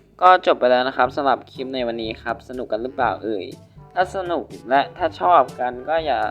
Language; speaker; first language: Thai; native; Thai